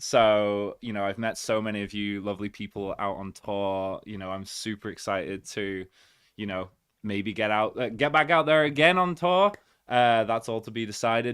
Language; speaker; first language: English; native; English